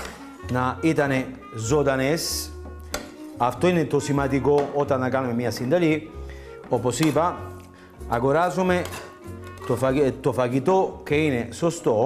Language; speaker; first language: Greek; non-native, learner; Italian